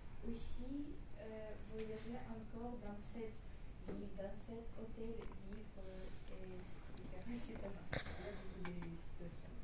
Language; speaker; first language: French; non-native, learner; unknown